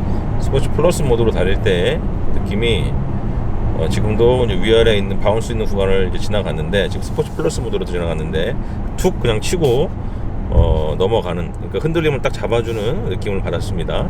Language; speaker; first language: Korean; native; Korean